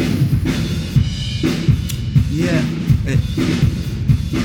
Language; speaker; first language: English; native; English